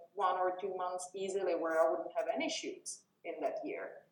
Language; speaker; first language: English; non-native, fluent; Czech